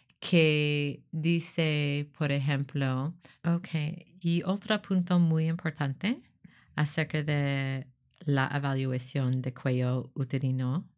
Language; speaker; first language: Spanish; non-native, learner; English